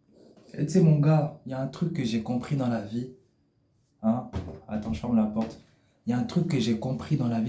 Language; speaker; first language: French; native; French